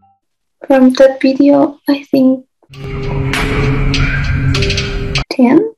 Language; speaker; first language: English; non-native, learner; Spanish